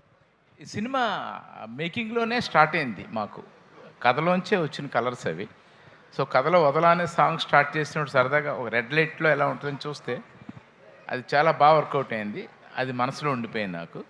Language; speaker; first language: Telugu; native; Telugu